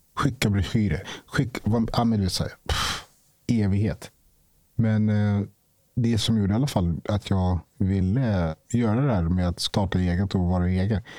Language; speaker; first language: Swedish; early bilingual, other home language; Ganda